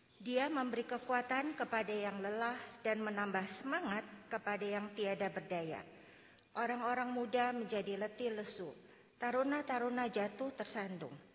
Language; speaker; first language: Indonesian; native; Indonesian